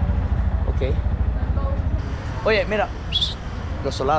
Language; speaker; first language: Spanish; non-native, learner; English